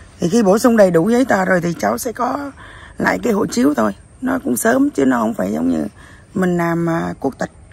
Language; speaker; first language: Vietnamese; native; Vietnamese